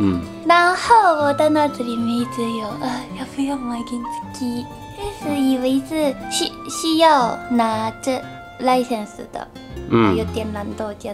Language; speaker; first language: Chinese; non-native, fluent; Japanese